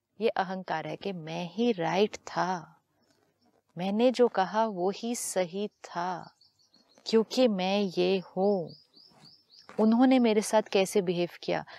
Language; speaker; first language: Hindi; native; Hindi